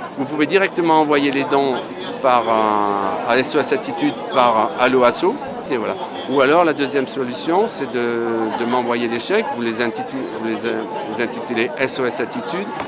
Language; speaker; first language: French; native; French